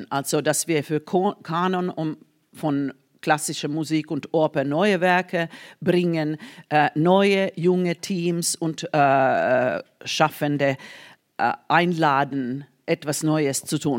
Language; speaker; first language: German; non-native, fluent; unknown